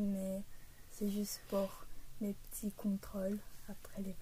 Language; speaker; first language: French; early bilingual, heritage; English